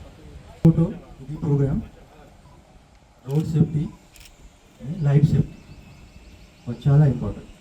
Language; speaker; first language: Telugu; non-native, learner; Hindi